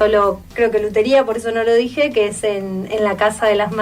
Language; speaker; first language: Spanish; native; Spanish